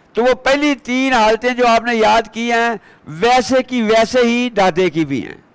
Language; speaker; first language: Urdu; non-native, local second language; Punjabi